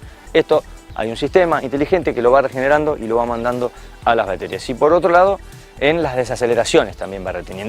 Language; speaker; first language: Spanish; native; Spanish